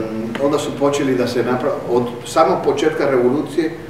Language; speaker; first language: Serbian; non-native, fluent; Spanish